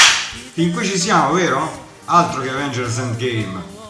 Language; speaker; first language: Italian; native; Italian